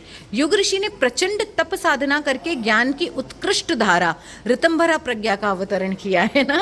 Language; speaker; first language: Hindi; native; Hindi